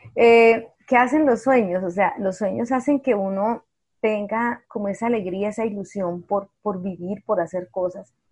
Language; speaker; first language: Spanish; native; Spanish